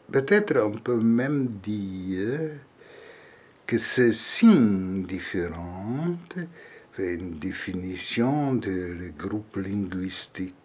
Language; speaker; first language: French; non-native, fluent; German